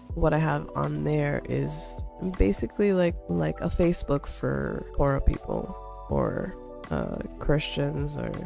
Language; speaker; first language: English; native; English